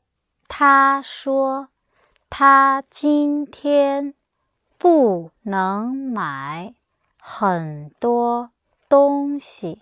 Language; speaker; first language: Chinese; non-native, learner; English